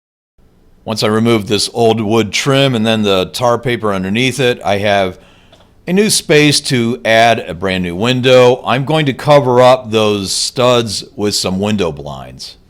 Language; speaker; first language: English; native; English